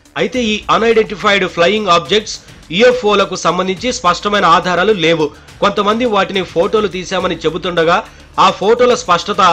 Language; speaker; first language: Telugu; native; Telugu